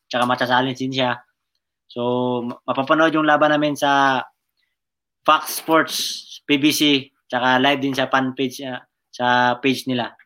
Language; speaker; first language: Filipino; non-native, local second language; Cebuano